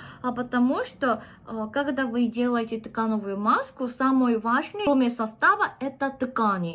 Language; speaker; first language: Russian; non-native, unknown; Korean